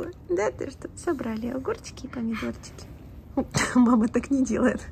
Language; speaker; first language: Russian; native; Russian